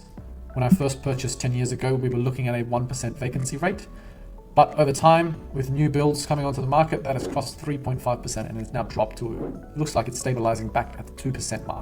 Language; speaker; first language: English; native; English